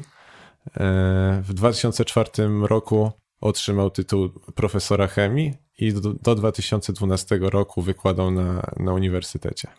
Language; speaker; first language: Polish; native; Polish